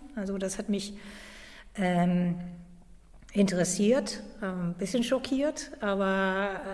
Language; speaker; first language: German; non-native, fluent; English